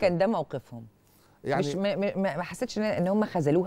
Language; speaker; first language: Arabic; native; Arabic